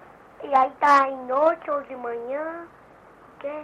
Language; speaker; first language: Portuguese; early bilingual, heritage; Portuguese